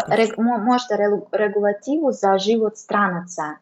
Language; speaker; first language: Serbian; non-native, learner; Russian